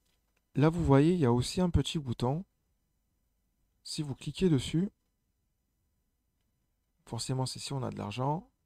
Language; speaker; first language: French; native; French